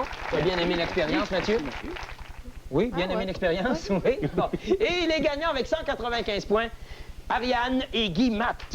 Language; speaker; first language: French; native; French